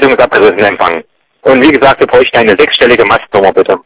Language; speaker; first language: German; native; German